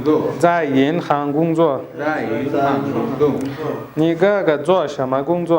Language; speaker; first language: Chinese; non-native, fluent; Pashto